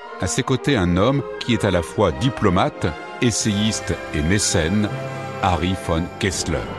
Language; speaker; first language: French; native; French